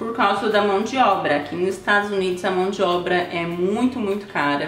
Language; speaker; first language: Portuguese; native; Portuguese